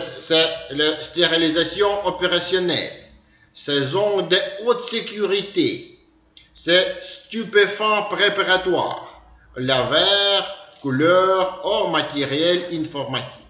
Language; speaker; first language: French; non-native, learner; Ukrainian